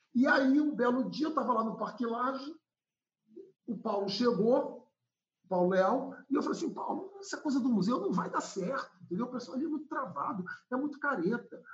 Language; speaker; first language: Portuguese; native; Portuguese